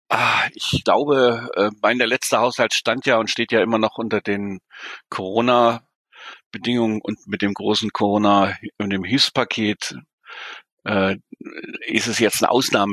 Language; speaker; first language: German; native; German